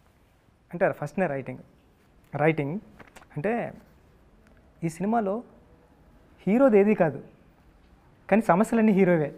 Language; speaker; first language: Telugu; native; Telugu